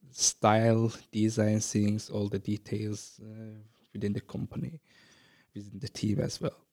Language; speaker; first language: English; non-native, fluent; Azerbaijani